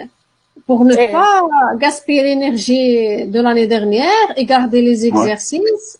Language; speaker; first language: French; non-native, local second language; Arabic